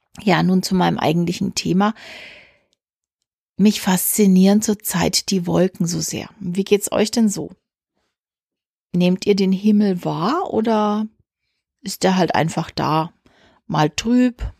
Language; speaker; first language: German; native; German